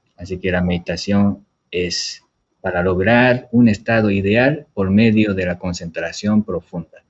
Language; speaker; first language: Spanish; non-native, fluent; Japanese